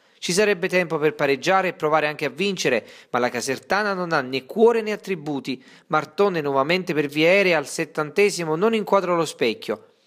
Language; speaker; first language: Italian; native; Italian